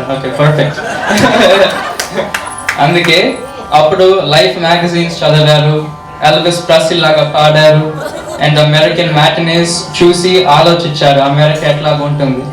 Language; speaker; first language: Telugu; early bilingual, heritage; Telugu